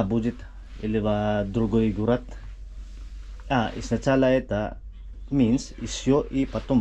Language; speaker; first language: Russian; non-native, learner; Cebuano